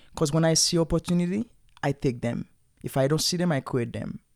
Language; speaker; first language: English; non-native, fluent; Haitian Creole